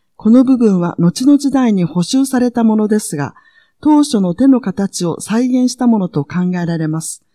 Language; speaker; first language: Japanese; non-native, fluent; Vietnamese